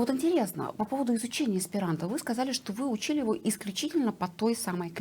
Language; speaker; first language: Russian; native; Russian